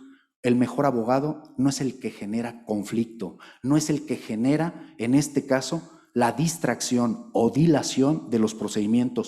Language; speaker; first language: Spanish; native; Spanish